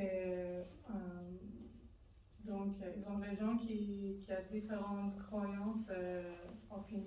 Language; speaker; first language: French; non-native, learner; Persian